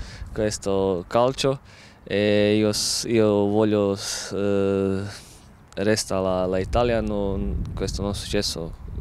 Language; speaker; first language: Italian; non-native, learner; Croatian